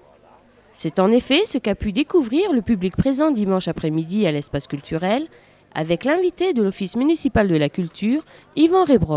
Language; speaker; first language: French; native; French